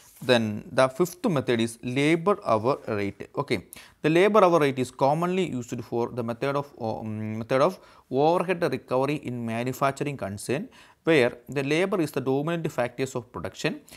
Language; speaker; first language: English; non-native, local second language; Malayalam